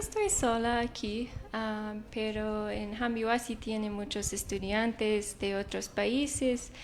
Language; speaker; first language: Spanish; non-native, fluent; English